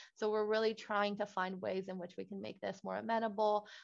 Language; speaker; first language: English; non-native, fluent; Spanish